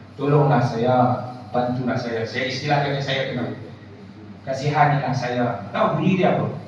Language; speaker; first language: Malay; native; Malay